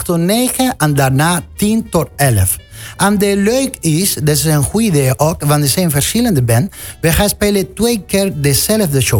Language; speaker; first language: Dutch; non-native, fluent; Spanish